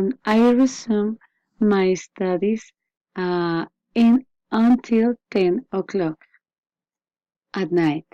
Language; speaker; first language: English; non-native, learner; Spanish